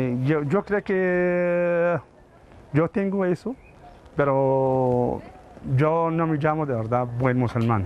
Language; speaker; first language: Spanish; non-native, fluent; Arabic